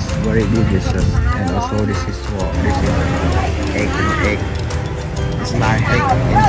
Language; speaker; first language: English; non-native, learner; Khmer